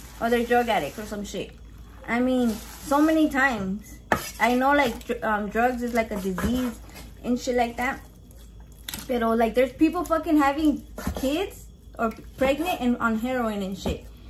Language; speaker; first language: English; early bilingual, other home language; Spanish